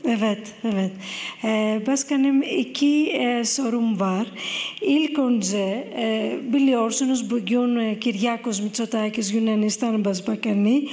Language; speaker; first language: Turkish; non-native, fluent; Greek